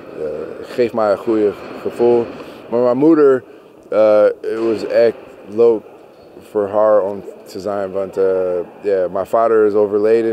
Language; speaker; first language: Dutch; non-native, fluent; English